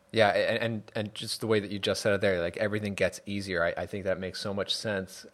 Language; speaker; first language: English; native; English